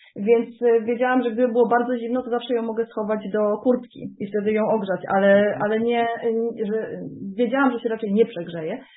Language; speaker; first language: Polish; native; Polish